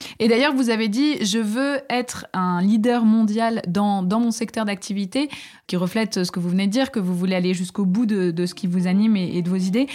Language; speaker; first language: French; native; French